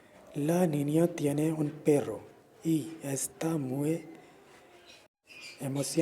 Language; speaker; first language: Spanish; non-native, learner; Urdu